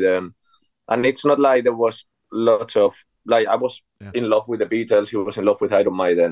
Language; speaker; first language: English; non-native, fluent; Spanish